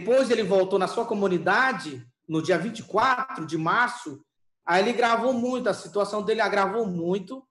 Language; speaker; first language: Portuguese; non-native, local second language; Yanomámi